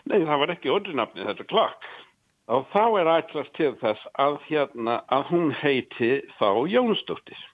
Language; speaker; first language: Icelandic; non-native, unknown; English